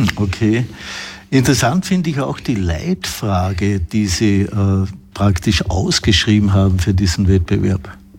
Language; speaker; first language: German; native; German